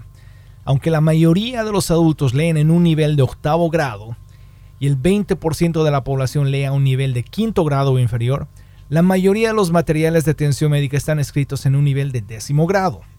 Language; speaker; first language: Spanish; native; Spanish